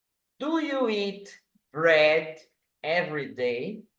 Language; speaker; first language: English; non-native, fluent; Portuguese